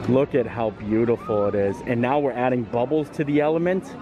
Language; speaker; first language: English; native; English